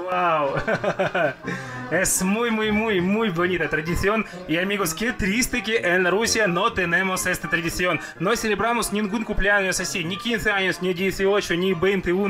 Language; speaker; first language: Spanish; non-native, fluent; Russian